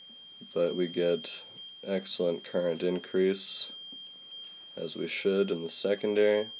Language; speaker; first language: English; native; English